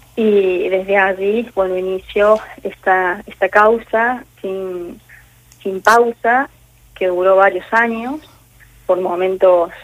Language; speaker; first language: Spanish; native; Spanish